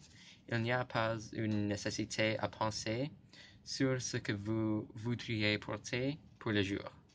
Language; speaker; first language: French; non-native, learner; English